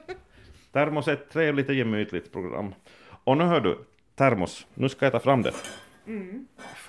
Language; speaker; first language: Swedish; native; Swedish